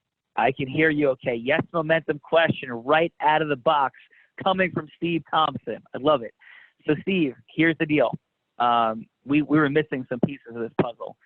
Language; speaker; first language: English; native; English